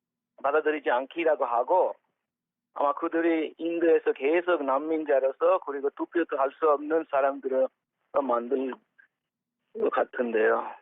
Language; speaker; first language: Korean; non-native, fluent; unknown